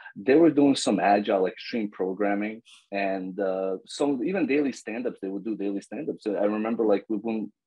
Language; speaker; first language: English; non-native, fluent; Bosnian